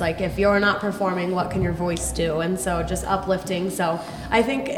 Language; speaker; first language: English; native; English